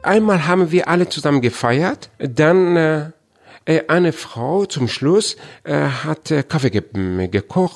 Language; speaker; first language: German; non-native, fluent; Persian